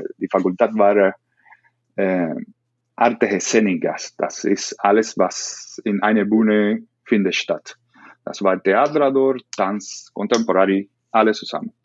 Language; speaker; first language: German; non-native, learner; Spanish